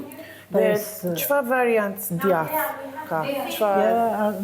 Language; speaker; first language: Albanian; non-native, learner; English